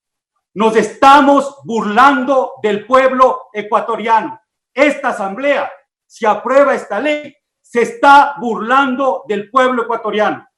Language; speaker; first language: Spanish; native; Spanish